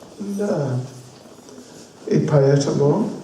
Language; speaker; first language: Russian; non-native, learner; English